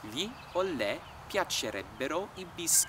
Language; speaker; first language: Italian; non-native, fluent; English